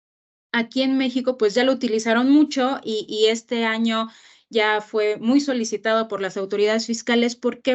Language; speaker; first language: Spanish; native; Spanish